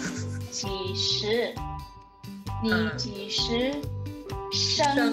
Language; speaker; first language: Chinese; non-native, learner; English